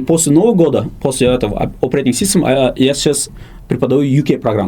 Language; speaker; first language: Russian; non-native, local second language; Uzbek